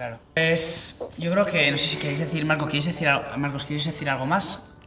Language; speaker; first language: Spanish; native; Spanish